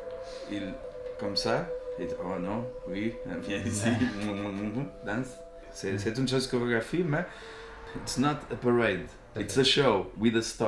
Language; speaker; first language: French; non-native, learner; Portuguese